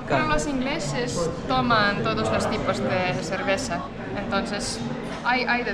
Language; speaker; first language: Spanish; non-native, fluent; Estonian